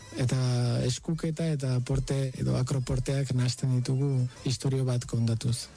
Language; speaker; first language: Basque; non-native, fluent; Spanish